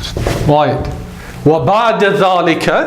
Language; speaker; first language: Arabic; non-native, fluent; English